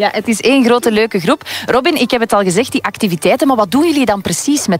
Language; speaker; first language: Dutch; native; Dutch